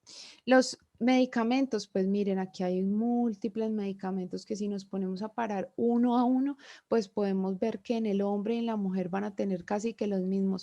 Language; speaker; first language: Spanish; native; Spanish